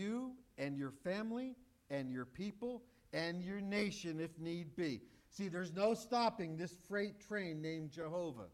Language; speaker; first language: English; native; English